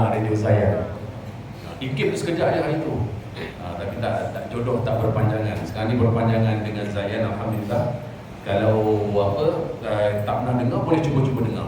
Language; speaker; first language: Malay; native; Malay